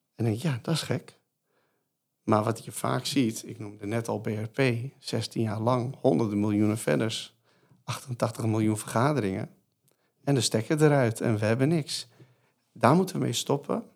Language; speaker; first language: Dutch; non-native, fluent; Persian